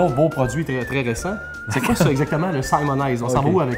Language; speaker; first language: French; native; French